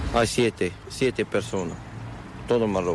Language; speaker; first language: Spanish; non-native, learner; Arabic